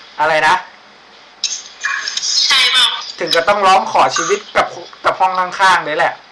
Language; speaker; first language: Thai; native; Thai